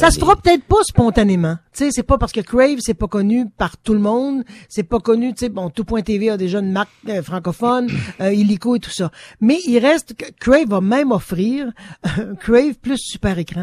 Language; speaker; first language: French; native; French